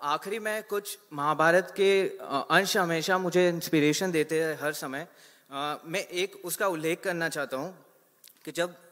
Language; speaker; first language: Hindi; native; Hindi